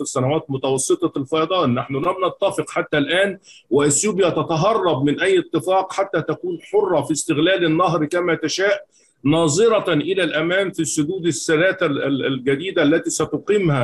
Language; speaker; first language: Arabic; native; Arabic